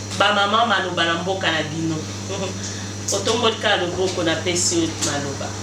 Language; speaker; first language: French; non-native, local second language; Lingala